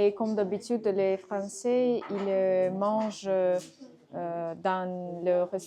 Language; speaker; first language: French; non-native, learner; Russian